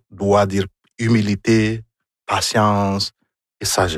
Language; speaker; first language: French; non-native, fluent; Igbo